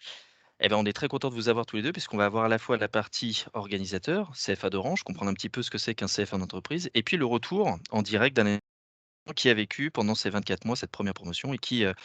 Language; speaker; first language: French; native; French